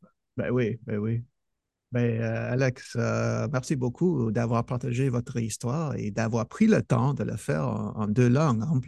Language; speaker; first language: French; non-native, fluent; English